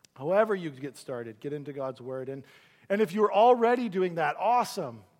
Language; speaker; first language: English; native; English